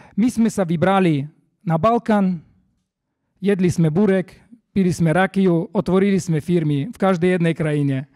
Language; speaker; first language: Slovak; non-native, fluent; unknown